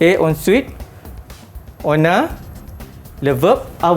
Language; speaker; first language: French; non-native, fluent; Malay